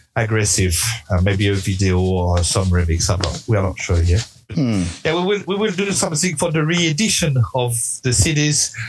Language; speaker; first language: English; non-native, fluent; French